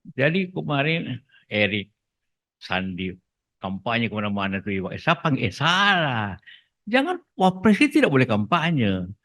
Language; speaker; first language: Indonesian; non-native, local second language; Buginese